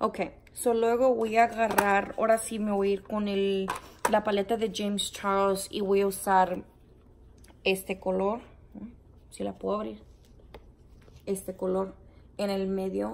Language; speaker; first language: Spanish; early bilingual, heritage; Spanish